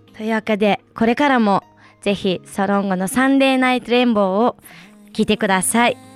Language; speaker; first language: Japanese; non-native, fluent; Mongolian